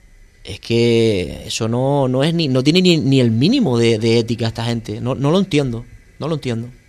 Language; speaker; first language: Spanish; native; Spanish